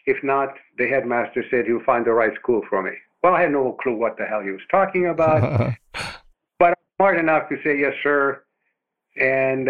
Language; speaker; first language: English; non-native, fluent; Romanian